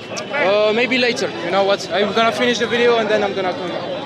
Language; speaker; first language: English; non-native, learner; French